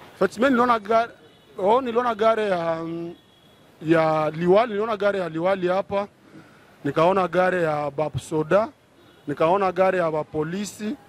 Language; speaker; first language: Swahili; native; Swahili